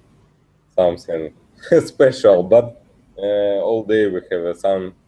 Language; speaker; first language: English; non-native, learner; Russian